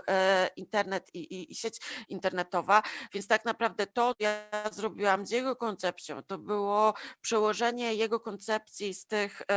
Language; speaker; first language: Polish; native; Polish